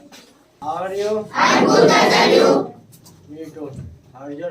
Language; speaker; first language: English; non-native, learner; Hindi